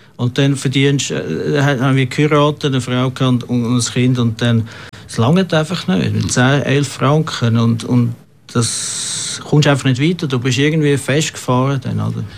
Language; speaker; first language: German; native; German